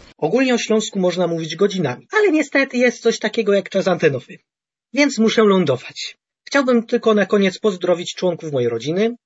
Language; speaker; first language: Polish; native; Polish